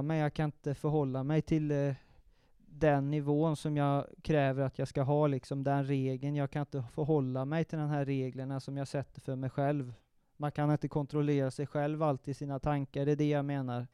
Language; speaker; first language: Swedish; native; Swedish